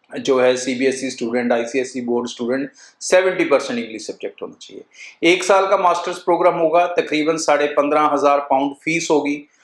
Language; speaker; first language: Hindi; non-native, local second language; Punjabi